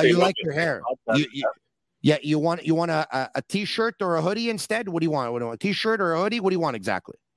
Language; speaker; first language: English; early bilingual, other home language; Italian